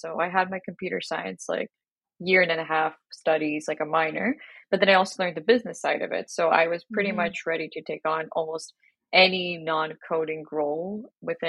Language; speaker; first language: English; non-native, fluent; Georgian